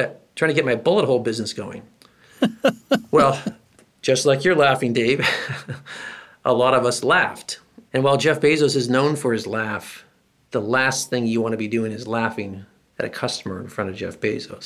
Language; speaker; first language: English; native; English